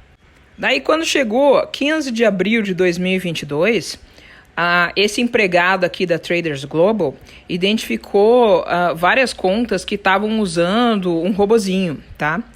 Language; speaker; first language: Portuguese; native; Portuguese